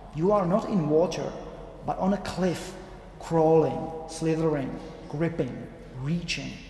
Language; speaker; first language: English; non-native, fluent; Czech